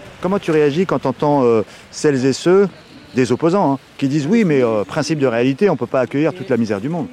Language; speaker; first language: French; native; French